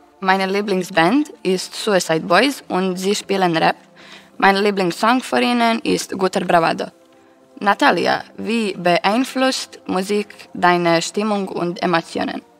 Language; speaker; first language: German; non-native, learner; Serbian